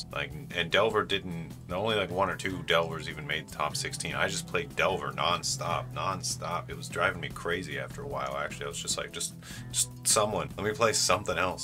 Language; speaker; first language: English; native; English